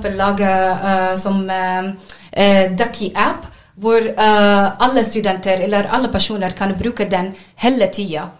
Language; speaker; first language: Norwegian; non-native, learner; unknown